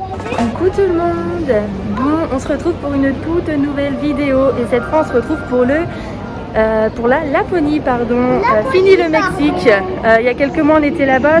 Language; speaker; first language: French; native; French